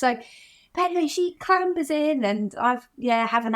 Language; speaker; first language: English; native; English